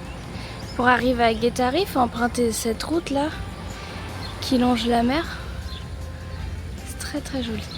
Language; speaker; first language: French; native; French